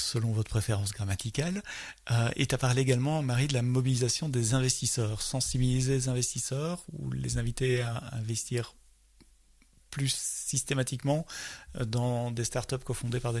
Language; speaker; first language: French; native; French